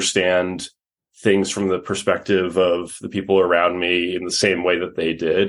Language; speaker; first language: English; native; English